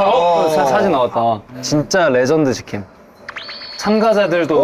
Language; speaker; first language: Korean; native; Korean